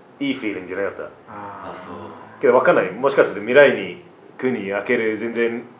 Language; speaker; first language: Japanese; non-native, fluent; English